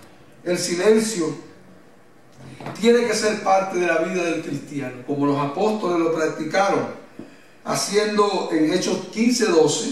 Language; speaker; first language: Spanish; native; Spanish